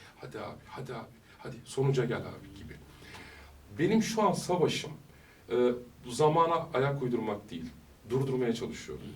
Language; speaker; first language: Turkish; early bilingual, heritage; Turkish